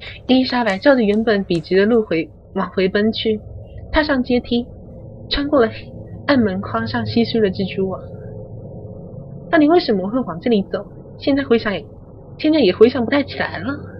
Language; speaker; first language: Chinese; native; Chinese